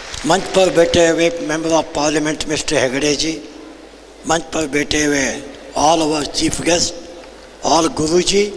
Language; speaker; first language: Hindi; non-native, local second language; Kannada